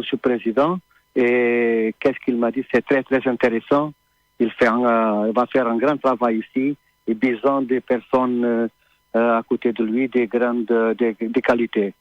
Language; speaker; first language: French; non-native, learner; Portuguese